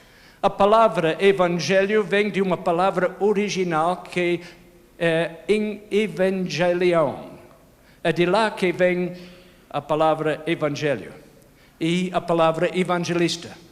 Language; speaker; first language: Portuguese; non-native, fluent; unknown